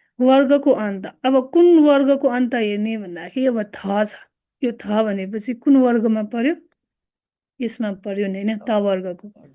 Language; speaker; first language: Nepali; non-native, local second language; Newari